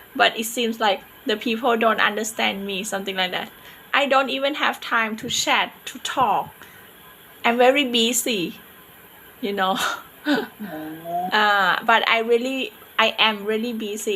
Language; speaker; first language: English; non-native, fluent; Thai